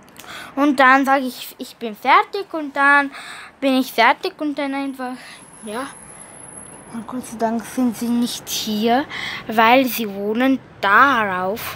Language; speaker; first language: German; early bilingual, other home language; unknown